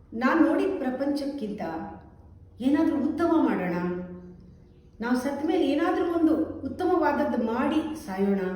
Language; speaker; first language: Kannada; native; Kannada